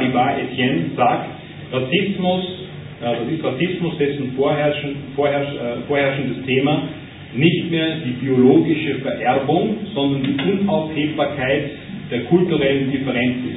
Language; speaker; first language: German; native; German